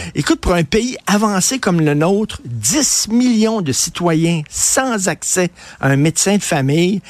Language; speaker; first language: French; native; French